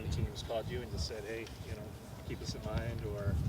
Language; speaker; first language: English; native; English